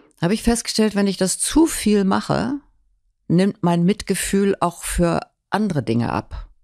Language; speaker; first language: German; native; German